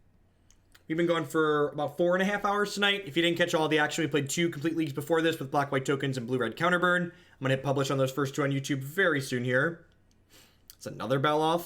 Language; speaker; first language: English; native; English